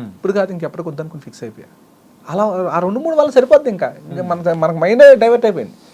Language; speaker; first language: Telugu; native; Telugu